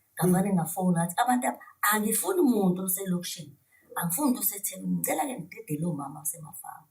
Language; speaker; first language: Zulu; native; Zulu